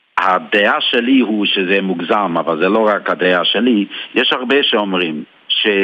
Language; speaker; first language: Hebrew; non-native, fluent; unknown